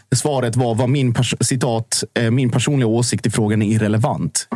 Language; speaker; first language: Swedish; native; Swedish